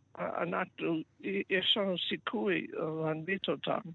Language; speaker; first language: Hebrew; non-native, fluent; English